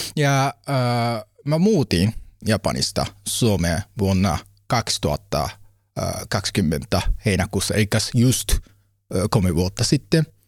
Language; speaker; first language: Finnish; non-native, learner; Japanese